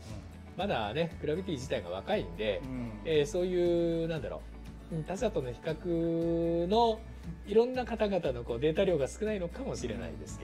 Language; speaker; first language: Japanese; native; Japanese